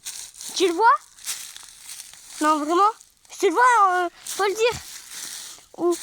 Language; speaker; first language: French; native; French